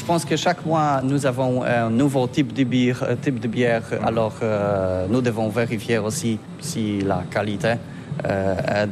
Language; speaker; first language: French; non-native, learner; Polish